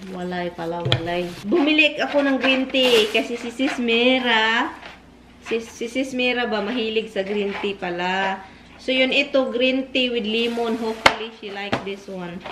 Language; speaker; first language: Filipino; non-native, local second language; Cebuano